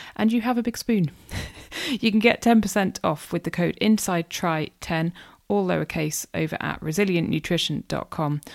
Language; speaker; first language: English; native; English